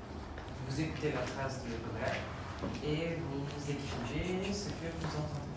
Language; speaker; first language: French; non-native, learner; Vietnamese